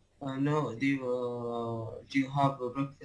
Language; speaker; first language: English; non-native, learner; Arabic